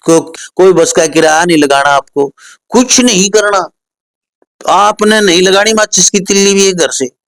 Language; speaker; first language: Hindi; native; Hindi